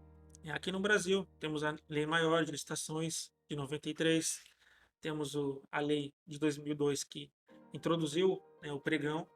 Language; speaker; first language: Portuguese; native; Portuguese